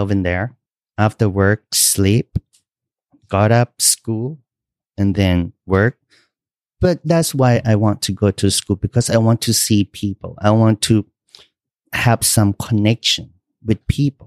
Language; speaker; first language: English; non-native, learner; Thai